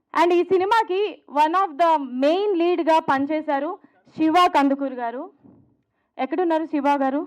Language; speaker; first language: Telugu; native; Telugu